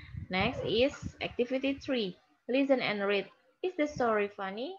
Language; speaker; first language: English; non-native, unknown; Indonesian